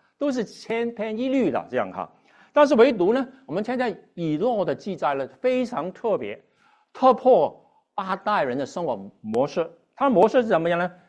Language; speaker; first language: Chinese; non-native, local second language; Cantonese